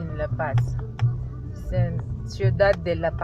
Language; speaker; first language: Spanish; non-native, learner; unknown